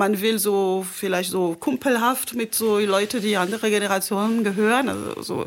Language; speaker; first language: German; non-native, fluent; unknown